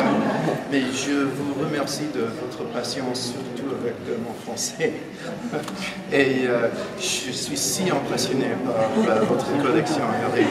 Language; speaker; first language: French; non-native, fluent; English